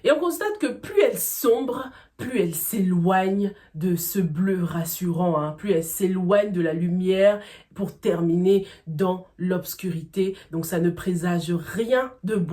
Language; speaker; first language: French; native; French